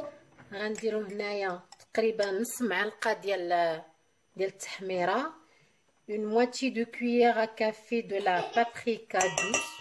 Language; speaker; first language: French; non-native, local second language; Arabic